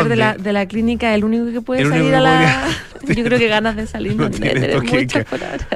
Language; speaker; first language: Spanish; native; Spanish